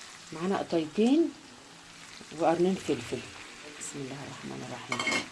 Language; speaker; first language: Arabic; native; Arabic